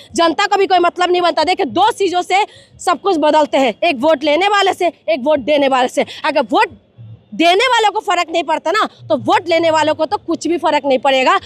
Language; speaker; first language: Hindi; non-native, local second language; Manipuri